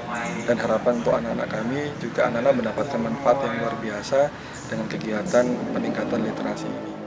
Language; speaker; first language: Indonesian; native; Indonesian